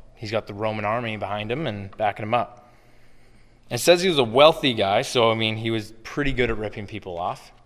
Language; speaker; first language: English; native; English